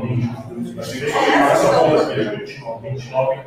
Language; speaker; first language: Portuguese; native; Portuguese